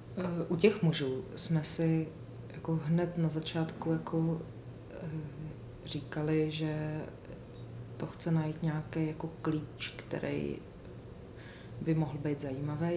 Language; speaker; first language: Czech; native; Czech